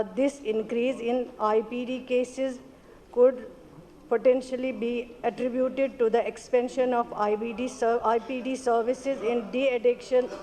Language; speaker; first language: English; non-native, local second language; Urdu